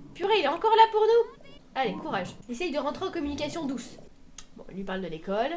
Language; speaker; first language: French; native; French